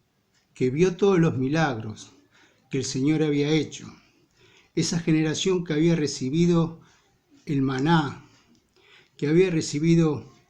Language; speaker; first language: Spanish; native; Spanish